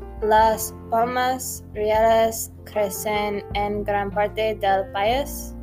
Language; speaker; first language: Spanish; non-native, learner; English